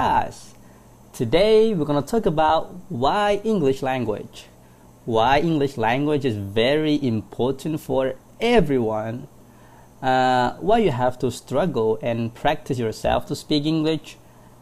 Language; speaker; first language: English; non-native, fluent; Thai